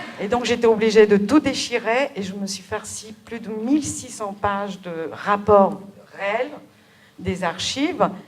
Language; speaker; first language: French; non-native, fluent; Bulgarian